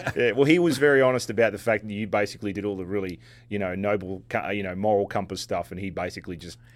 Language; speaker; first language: English; native; English